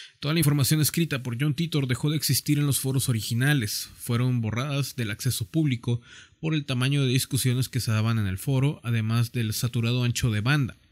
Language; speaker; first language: Spanish; native; Spanish